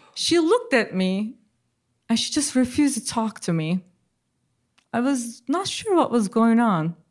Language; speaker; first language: English; non-native, fluent; Turkish